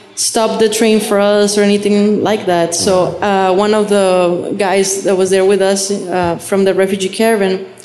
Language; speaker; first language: English; non-native, fluent; Spanish